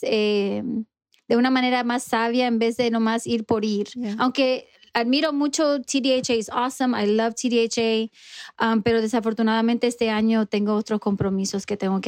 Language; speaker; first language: Spanish; early bilingual, heritage; Spanish